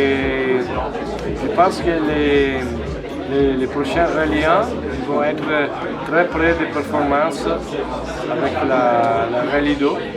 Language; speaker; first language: French; non-native, fluent; Italian